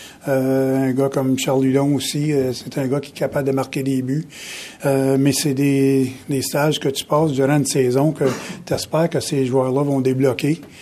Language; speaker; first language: French; native; French